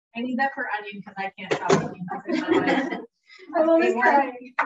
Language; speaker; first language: English; early bilingual, heritage; Spanish